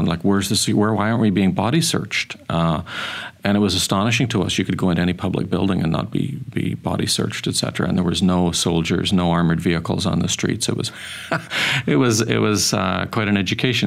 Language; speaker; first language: English; native; English